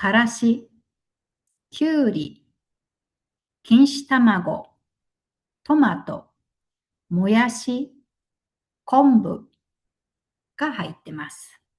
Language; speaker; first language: Japanese; non-native, fluent; Mongolian